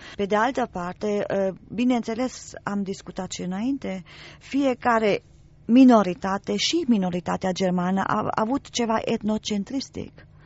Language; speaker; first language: Romanian; non-native, local second language; German